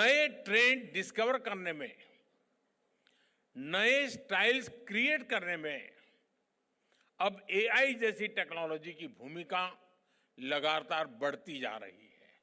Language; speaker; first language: Hindi; non-native, local second language; Gujarati